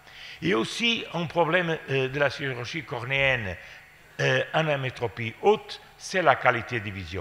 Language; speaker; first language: French; non-native, fluent; Portuguese